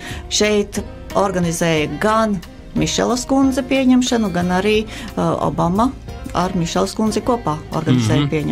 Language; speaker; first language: Latvian; native; Latvian